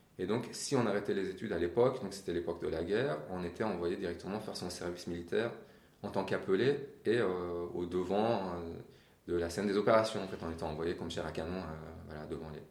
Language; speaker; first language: French; non-native, fluent; Persian